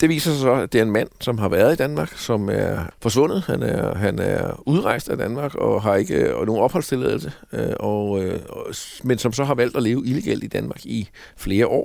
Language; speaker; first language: Danish; native; Danish